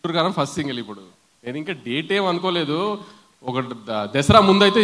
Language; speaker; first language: Telugu; native; Telugu